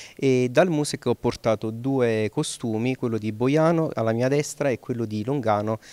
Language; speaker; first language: Italian; native; Italian